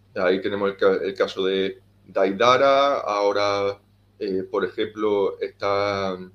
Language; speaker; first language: Spanish; native; Spanish